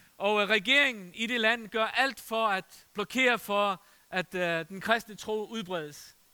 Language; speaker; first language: Danish; non-native, fluent; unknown